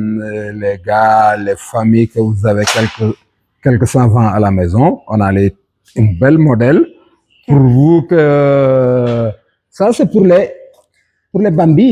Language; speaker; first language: French; non-native, local second language; Wolof